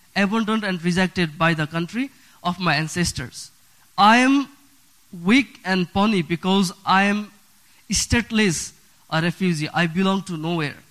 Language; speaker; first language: English; non-native, fluent; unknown